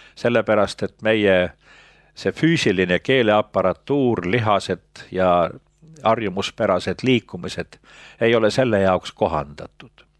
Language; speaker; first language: Estonian; native; Estonian